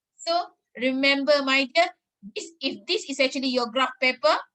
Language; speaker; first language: English; non-native, local second language; Malay